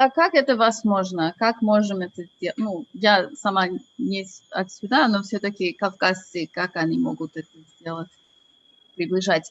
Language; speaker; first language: Russian; non-native, fluent; English